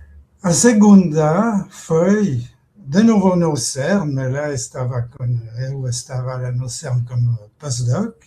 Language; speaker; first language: Portuguese; non-native, fluent; French